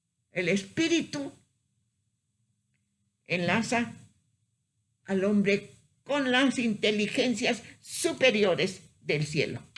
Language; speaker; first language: Spanish; native; Spanish